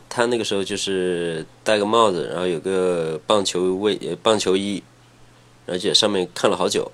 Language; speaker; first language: Chinese; native; Chinese